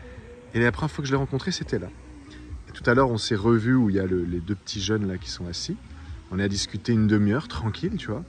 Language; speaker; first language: French; native; French